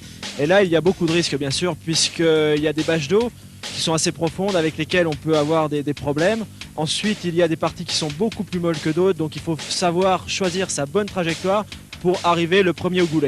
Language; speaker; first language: French; native; French